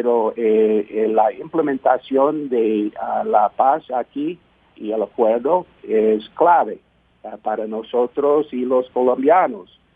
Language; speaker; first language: Spanish; non-native, fluent; English